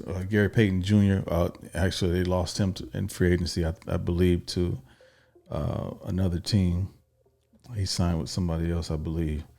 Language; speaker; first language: English; native; English